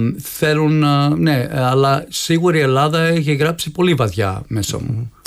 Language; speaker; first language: Greek; non-native, fluent; English